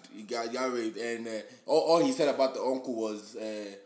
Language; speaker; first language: English; non-native, local second language; Yoruba